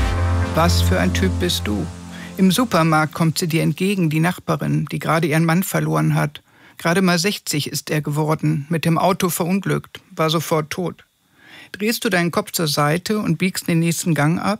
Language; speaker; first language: German; native; German